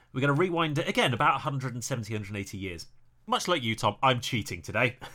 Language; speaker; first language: English; native; English